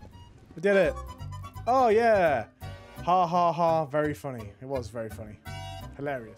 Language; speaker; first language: English; native; English